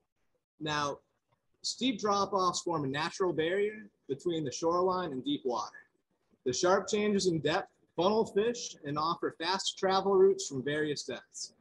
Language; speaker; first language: English; native; English